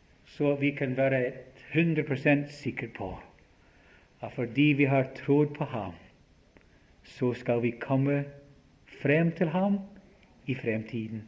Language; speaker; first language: Swedish; non-native, fluent; English